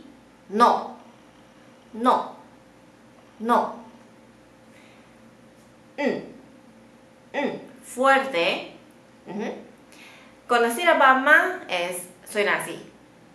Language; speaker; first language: Spanish; non-native, fluent; Chinese